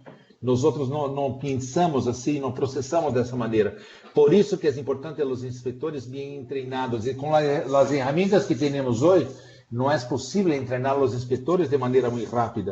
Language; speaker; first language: Spanish; non-native, fluent; Portuguese